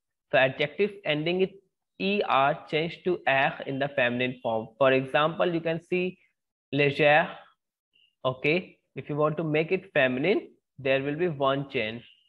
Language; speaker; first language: English; non-native, local second language; Hindi